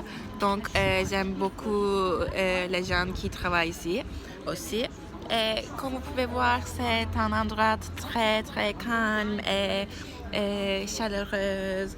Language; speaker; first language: French; non-native, learner; Turkish